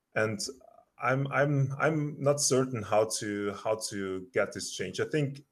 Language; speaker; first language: English; non-native, fluent; German